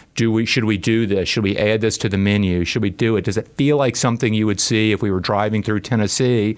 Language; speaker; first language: English; native; English